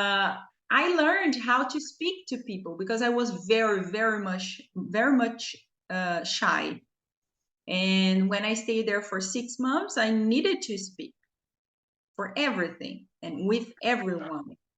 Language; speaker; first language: English; non-native, fluent; Portuguese